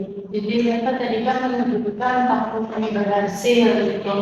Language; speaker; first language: Indonesian; native; Indonesian